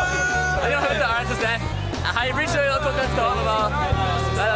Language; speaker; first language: Hebrew; non-native, learner; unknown